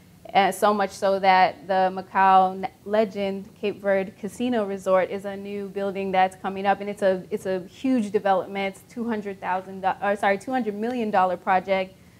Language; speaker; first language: English; native; English